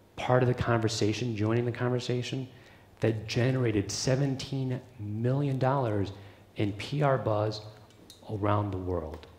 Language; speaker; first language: English; native; English